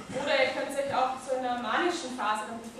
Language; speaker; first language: German; native; German